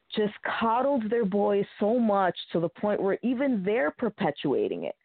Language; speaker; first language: English; early bilingual, other home language; Spanish